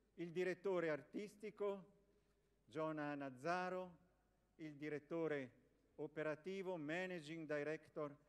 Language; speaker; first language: Italian; native; Italian